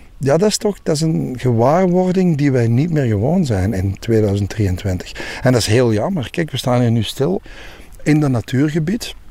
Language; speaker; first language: Dutch; native; Dutch